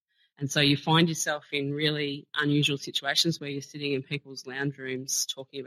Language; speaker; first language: English; native; English